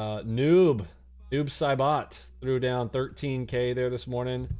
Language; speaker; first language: English; native; English